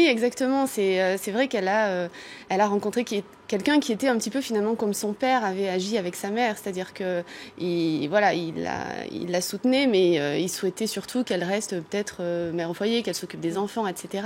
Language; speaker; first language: French; native; French